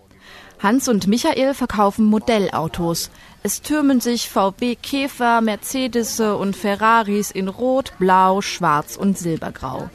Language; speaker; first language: German; native; German